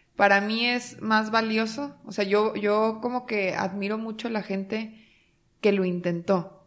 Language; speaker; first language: Spanish; native; Spanish